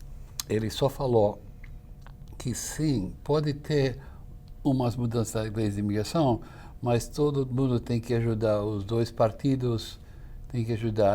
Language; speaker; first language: Portuguese; non-native, fluent; English